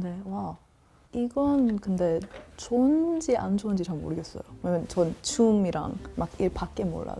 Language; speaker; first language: Korean; non-native, learner; English